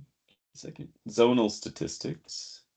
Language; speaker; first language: English; native; English